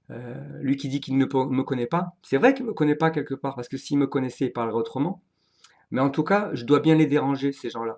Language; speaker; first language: French; native; French